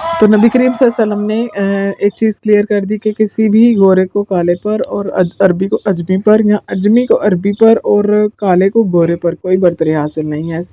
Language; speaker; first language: Urdu; native; Urdu